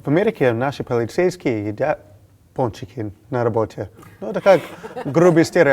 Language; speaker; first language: Russian; non-native, fluent; English